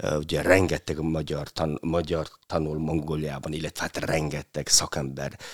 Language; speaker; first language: Hungarian; non-native, fluent; Mongolian